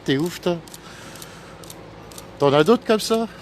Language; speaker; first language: French; native; French